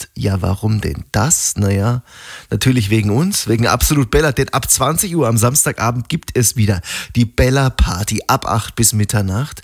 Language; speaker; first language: German; native; German